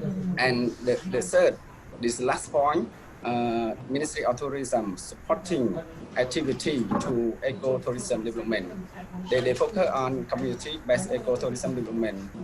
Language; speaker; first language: English; non-native, learner; Khmer